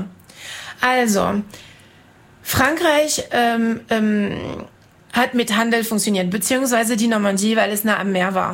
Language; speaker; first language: German; non-native, fluent; French